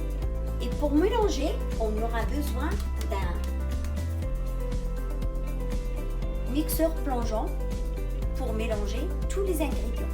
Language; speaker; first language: French; non-native, local second language; Arabic